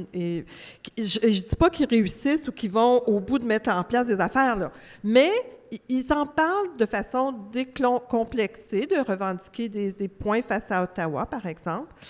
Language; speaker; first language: French; native; French